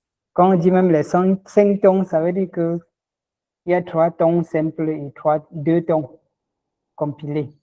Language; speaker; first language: French; non-native, local second language; Ghomala